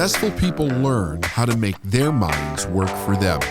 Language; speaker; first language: English; native; English